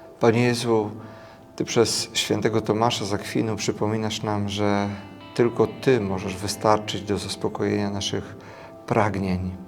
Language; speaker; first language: Polish; native; Polish